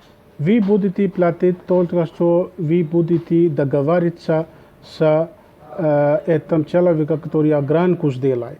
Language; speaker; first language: Russian; non-native, learner; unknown